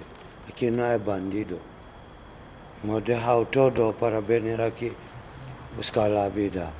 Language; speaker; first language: Spanish; non-native, learner; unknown